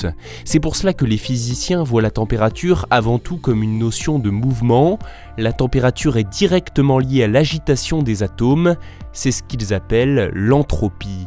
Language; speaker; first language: French; native; French